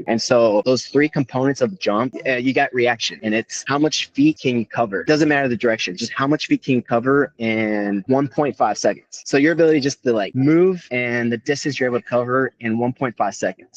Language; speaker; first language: English; native; English